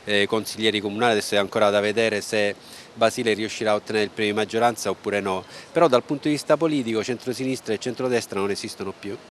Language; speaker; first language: Italian; native; Italian